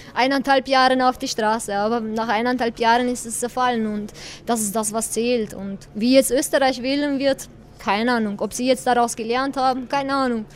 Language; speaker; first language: German; non-native, fluent; Albanian